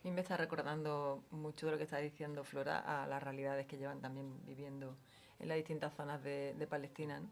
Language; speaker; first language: Spanish; native; Spanish